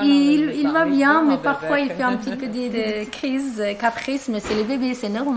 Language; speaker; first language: French; non-native, fluent; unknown